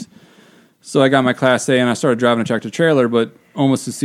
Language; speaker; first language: English; native; English